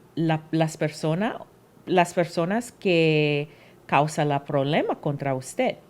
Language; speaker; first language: Spanish; non-native, learner; English